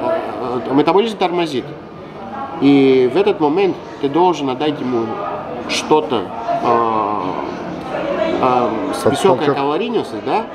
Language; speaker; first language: Russian; non-native, fluent; Greek